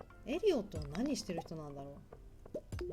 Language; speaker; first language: Japanese; native; Japanese